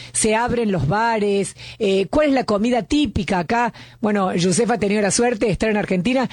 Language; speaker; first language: Spanish; native; Spanish